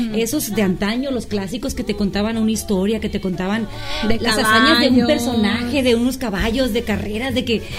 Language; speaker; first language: Spanish; native; Spanish